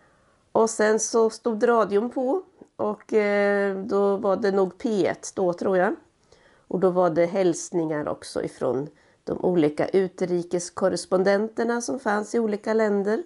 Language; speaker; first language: Swedish; native; Swedish